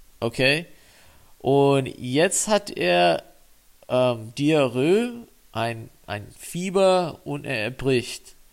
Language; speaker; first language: German; non-native, fluent; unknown